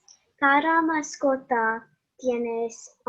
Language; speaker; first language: Spanish; non-native, learner; English